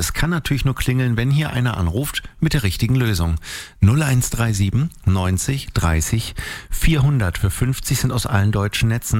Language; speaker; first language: German; native; German